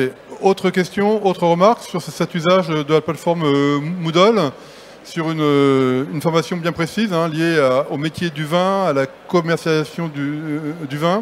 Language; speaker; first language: French; native; French